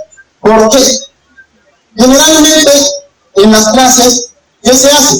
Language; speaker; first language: Spanish; native; Spanish